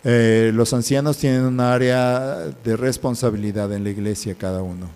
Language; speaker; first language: Spanish; native; Spanish